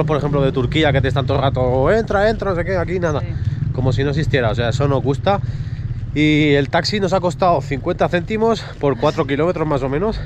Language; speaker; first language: Spanish; native; Spanish